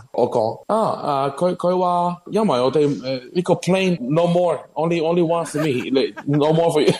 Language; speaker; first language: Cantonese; non-native, learner; Spanish